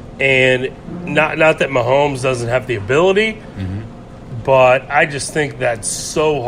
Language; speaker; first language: English; native; English